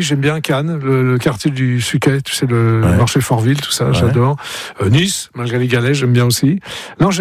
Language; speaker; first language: French; native; French